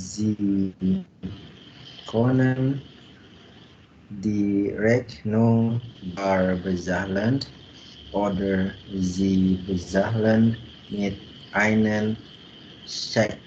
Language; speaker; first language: German; non-native, learner; Indonesian